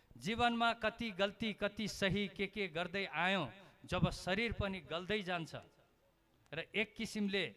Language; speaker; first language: Nepali; native; Nepali